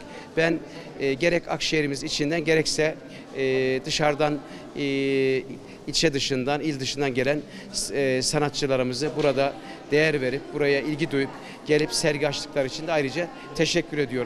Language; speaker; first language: Turkish; native; Turkish